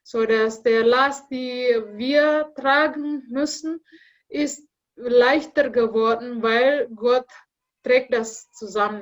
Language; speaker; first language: German; non-native, learner; Indonesian